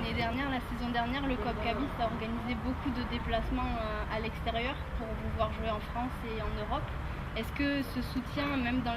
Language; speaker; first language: French; native; French